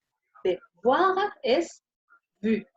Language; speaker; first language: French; non-native, fluent; Spanish